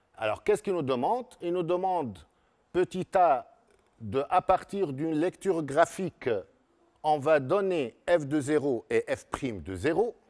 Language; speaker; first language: French; non-native, local second language; Arabic